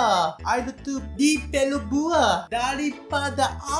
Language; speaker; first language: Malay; non-native, learner; Japanese